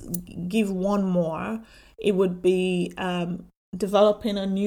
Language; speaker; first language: English; non-native, local second language; Yoruba